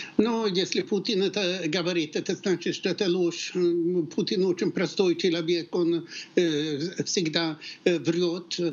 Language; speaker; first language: Russian; non-native, fluent; Swedish